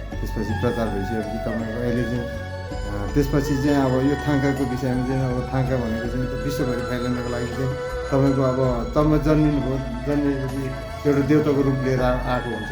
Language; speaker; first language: Nepali; non-native, local second language; Eastern Tamang